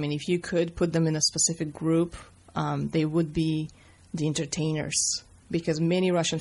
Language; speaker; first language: English; non-native, fluent; Russian